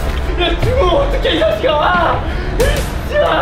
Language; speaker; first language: Korean; native; Korean